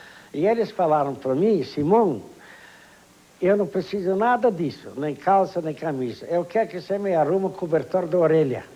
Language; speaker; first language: Portuguese; non-native, fluent; Polish